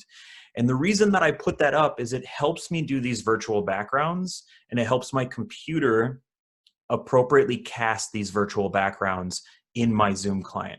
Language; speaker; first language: English; native; English